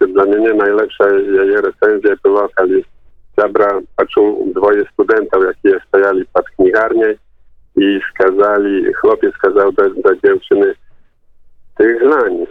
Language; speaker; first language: Polish; non-native, local second language; Belarusian